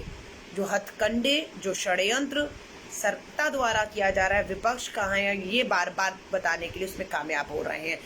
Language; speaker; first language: Hindi; native; Hindi